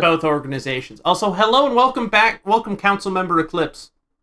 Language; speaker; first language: English; native; English